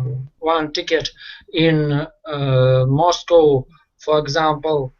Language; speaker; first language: English; non-native, learner; Russian